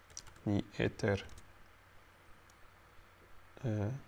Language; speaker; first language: Swedish; non-native, learner; French